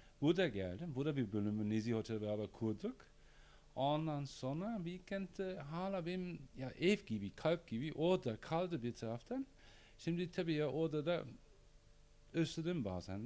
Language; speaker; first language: Turkish; non-native, learner; German